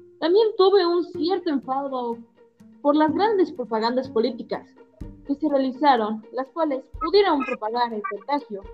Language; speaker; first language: Spanish; native; Spanish